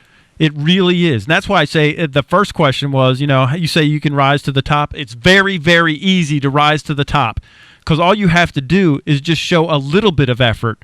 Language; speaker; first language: English; native; English